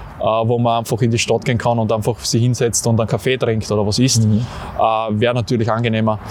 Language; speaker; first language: German; native; German